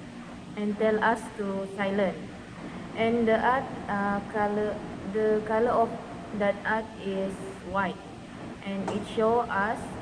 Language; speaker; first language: English; non-native, learner; Malay